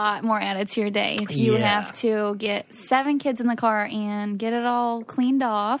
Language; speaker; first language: English; native; English